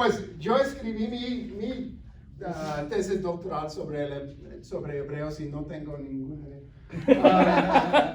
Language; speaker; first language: Spanish; non-native, fluent; English